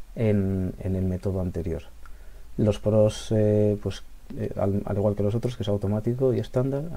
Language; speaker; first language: Spanish; native; Spanish